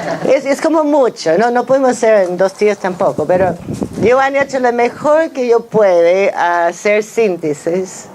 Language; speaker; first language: Spanish; non-native, fluent; English